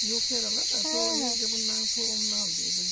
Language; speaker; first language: Turkish; native; Turkish